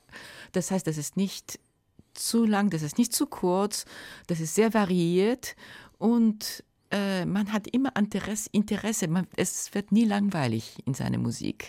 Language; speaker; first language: German; non-native, fluent; Japanese